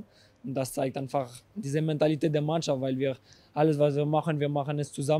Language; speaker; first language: German; non-native, local second language; French